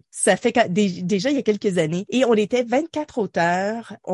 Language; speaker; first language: French; native; French